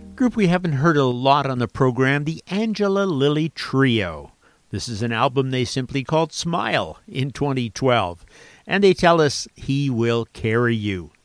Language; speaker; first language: English; native; English